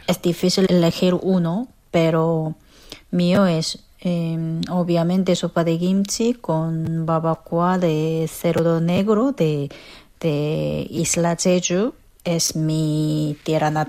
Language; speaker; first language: Spanish; non-native, fluent; Korean